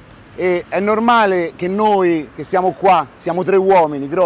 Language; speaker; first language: Italian; native; Italian